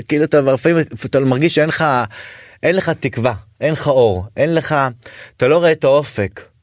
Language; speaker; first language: Hebrew; native; Hebrew